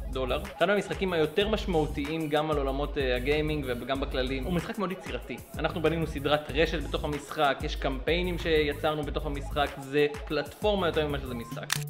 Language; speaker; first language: Hebrew; native; Hebrew